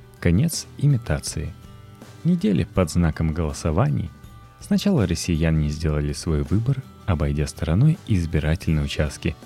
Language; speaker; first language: Russian; native; Russian